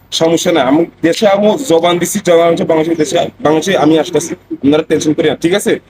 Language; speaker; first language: Bangla; non-native, fluent; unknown